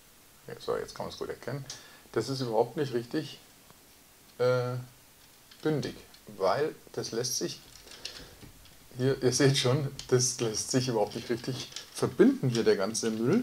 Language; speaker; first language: German; native; German